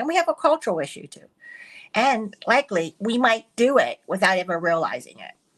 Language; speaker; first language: English; early bilingual, other home language; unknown